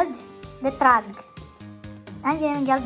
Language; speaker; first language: German; non-native, learner; Filipino